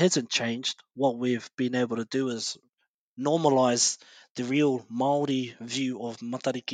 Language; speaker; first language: English; native; English